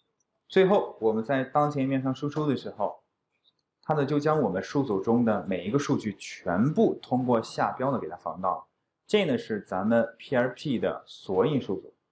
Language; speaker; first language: Chinese; native; Chinese